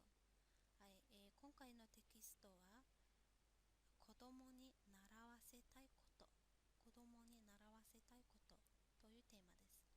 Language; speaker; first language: Japanese; non-native, fluent; Mongolian